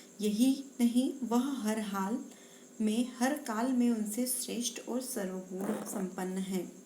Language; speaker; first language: Hindi; native; Hindi